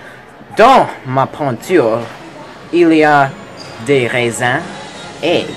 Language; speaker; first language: French; non-native, learner; English